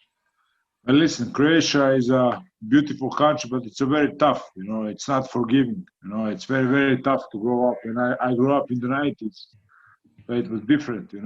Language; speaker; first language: English; non-native, fluent; Croatian